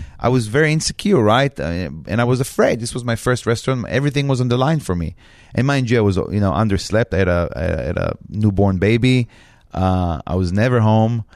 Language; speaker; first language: English; non-native, fluent; Hebrew